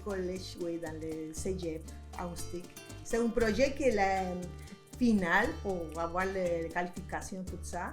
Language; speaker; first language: French; non-native, fluent; Spanish